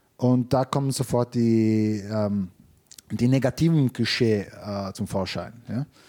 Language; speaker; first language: German; non-native, fluent; Italian